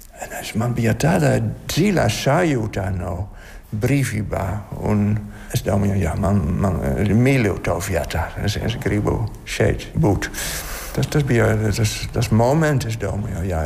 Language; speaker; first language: Latvian; non-native, learner; Dutch